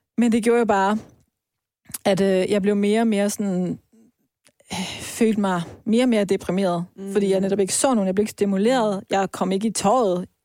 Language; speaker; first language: Danish; early bilingual, other home language; Persian